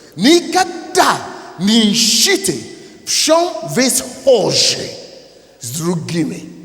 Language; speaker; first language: Russian; non-native, fluent; Yoruba